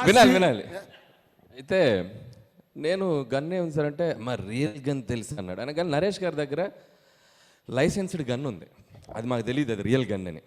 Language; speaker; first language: Telugu; native; Telugu